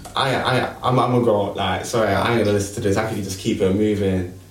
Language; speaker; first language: English; early bilingual, other home language; Krio